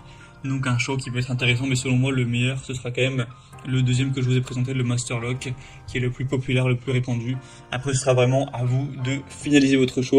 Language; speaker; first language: French; native; French